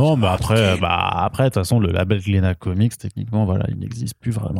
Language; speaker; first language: French; native; French